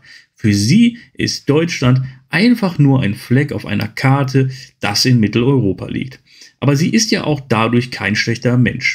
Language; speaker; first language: German; native; German